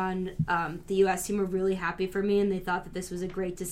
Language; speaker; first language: English; native; English